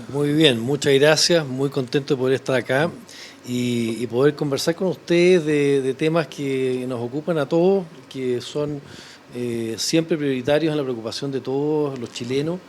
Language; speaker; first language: Spanish; native; Spanish